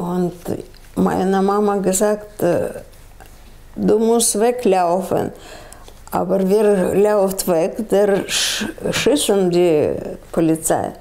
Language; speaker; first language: German; non-native, learner; Russian